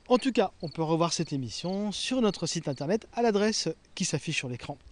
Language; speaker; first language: French; native; French